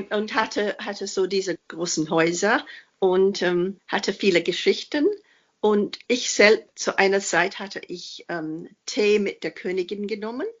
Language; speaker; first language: German; non-native, fluent; English